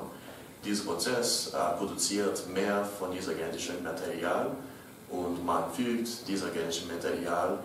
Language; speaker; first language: German; non-native, learner; English